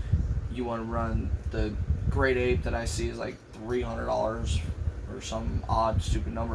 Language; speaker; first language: English; native; English